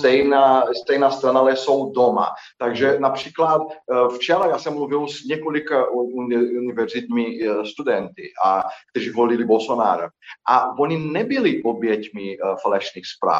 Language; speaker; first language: Czech; non-native, fluent; Portuguese